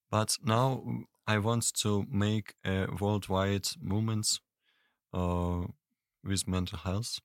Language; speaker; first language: English; non-native, learner; Russian